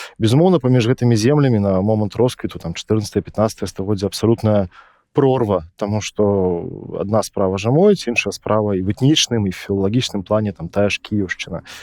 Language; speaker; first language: Belarusian; non-native, local second language; Russian